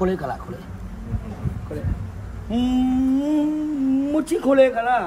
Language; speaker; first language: Japanese; non-native, learner; Thai